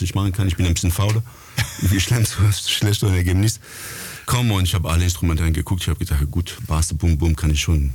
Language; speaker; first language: German; non-native, fluent; French